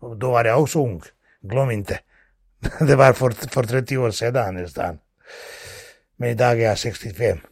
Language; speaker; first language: Swedish; non-native, fluent; Bosnian